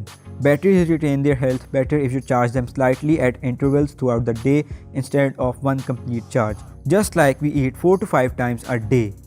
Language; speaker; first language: English; non-native, local second language; Urdu